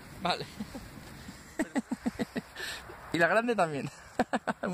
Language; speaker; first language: Spanish; native; Spanish